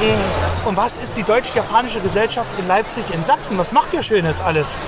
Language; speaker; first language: German; native; German